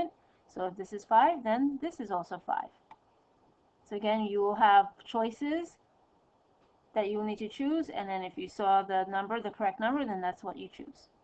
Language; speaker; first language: English; native; English